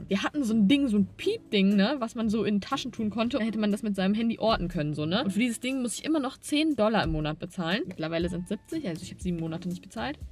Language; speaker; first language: German; native; German